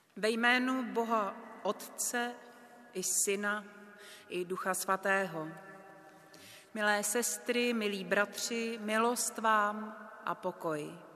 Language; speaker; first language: Czech; native; Czech